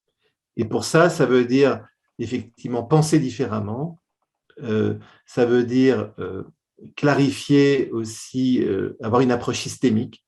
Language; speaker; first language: French; native; French